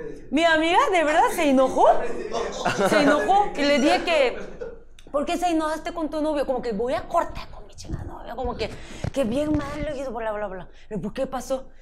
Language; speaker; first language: Spanish; non-native, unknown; Korean